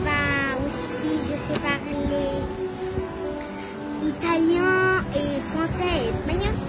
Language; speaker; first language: French; non-native, learner; Spanish